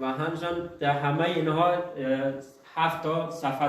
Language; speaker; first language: Persian; early bilingual, heritage; Persian